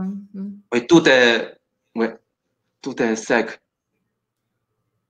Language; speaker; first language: French; non-native, fluent; Chinese